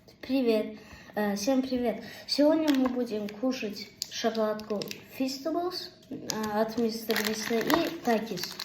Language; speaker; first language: Russian; non-native, local second language; Azerbaijani